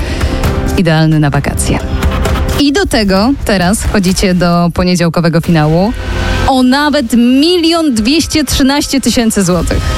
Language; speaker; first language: Polish; native; Polish